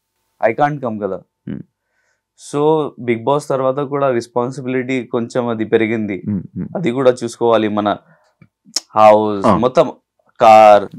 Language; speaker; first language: Telugu; non-native, local second language; Hindi